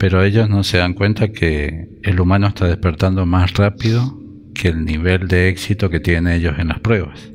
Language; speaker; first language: Spanish; native; Spanish